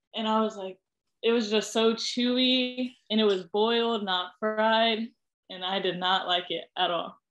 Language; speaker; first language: English; native; English